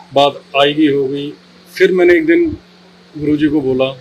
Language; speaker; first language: Hindi; native; Hindi